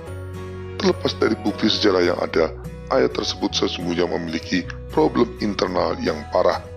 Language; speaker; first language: Indonesian; native; Indonesian